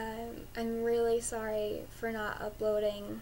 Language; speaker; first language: English; native; English